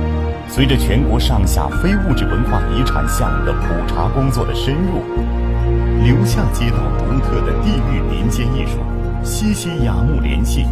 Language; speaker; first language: Chinese; native; Chinese